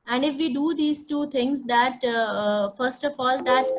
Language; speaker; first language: English; non-native, local second language; Hindi